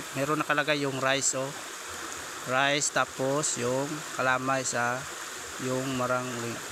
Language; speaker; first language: Filipino; non-native, local second language; Cebuano